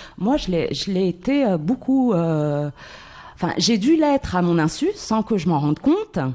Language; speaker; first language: French; non-native, local second language; Arabic